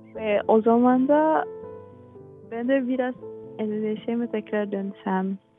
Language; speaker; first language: Turkish; non-native, fluent; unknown